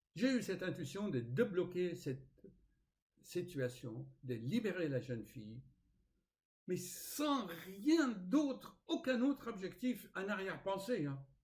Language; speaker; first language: French; non-native, fluent; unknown